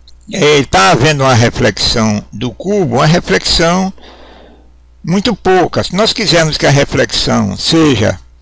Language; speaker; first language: Portuguese; native; Portuguese